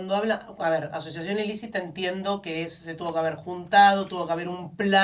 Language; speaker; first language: Spanish; native; Spanish